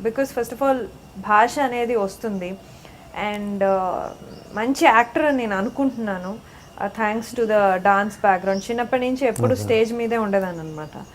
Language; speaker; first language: Telugu; native; Telugu